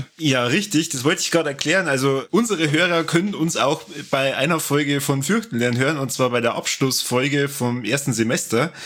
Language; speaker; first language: German; native; German